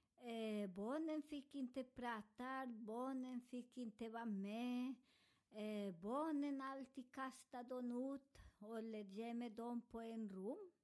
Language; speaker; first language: Swedish; non-native, learner; Spanish